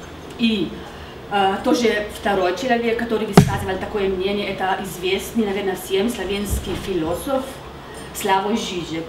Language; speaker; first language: Russian; non-native, fluent; Slovenian